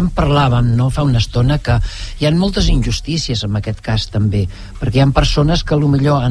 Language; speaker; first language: Catalan; native; Catalan